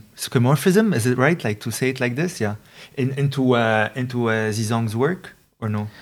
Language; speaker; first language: English; non-native, fluent; Arabic